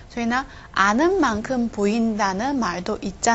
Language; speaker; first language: Korean; non-native, fluent; Chinese